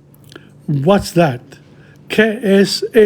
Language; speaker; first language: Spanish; non-native, learner; English